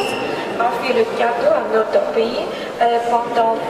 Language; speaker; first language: French; non-native, learner; Russian